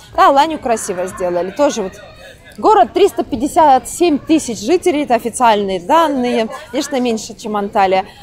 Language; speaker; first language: Russian; native; Russian